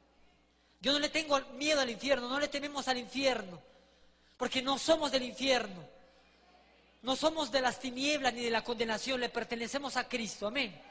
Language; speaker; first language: Spanish; native; Spanish